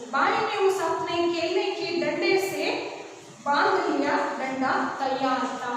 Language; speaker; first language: Hindi; non-native, local second language; Kannada